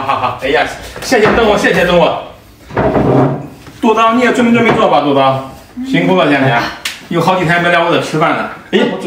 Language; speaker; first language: Chinese; native; Chinese